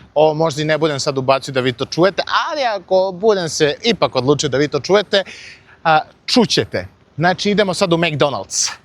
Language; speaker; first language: Bosnian; early bilingual, heritage; Bosnian